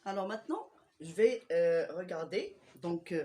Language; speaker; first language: French; non-native, local second language; Arabic